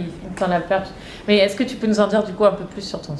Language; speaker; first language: French; native; French